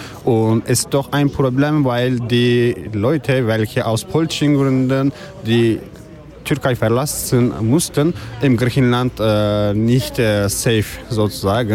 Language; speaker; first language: German; non-native, learner; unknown